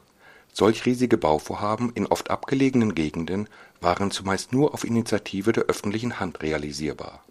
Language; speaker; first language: German; native; German